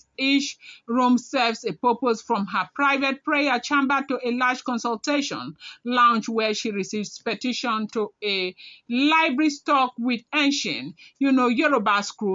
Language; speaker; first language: English; non-native, local second language; Yoruba